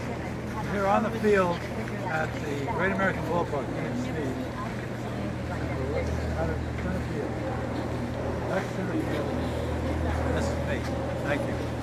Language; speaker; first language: English; native; English